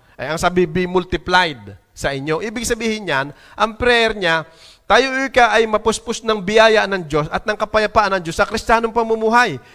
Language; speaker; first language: Filipino; native; Filipino